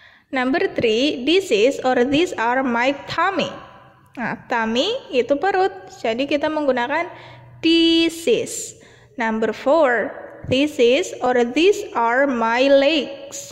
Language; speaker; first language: English; non-native, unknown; Indonesian